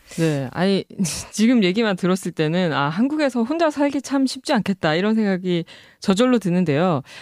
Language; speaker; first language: Korean; native; Korean